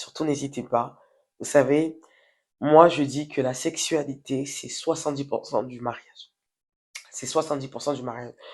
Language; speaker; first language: French; non-native, local second language; Wolof